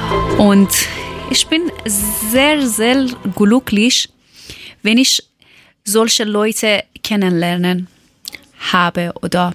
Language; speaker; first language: German; non-native, learner; Persian